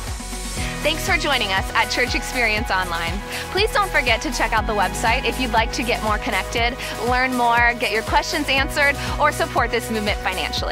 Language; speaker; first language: English; native; English